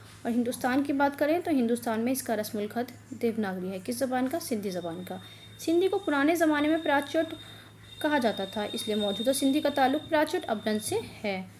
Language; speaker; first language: Urdu; native; Urdu